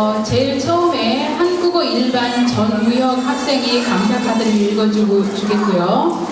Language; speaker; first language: Korean; native; Korean